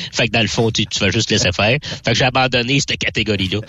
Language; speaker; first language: French; native; French